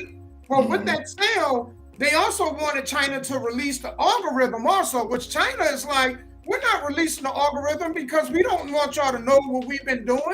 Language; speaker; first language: English; native; English